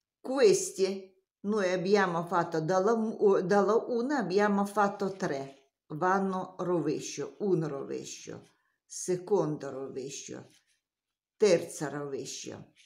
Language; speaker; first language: Italian; non-native, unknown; Russian